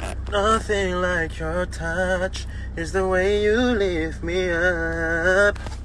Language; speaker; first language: English; non-native, fluent; Indonesian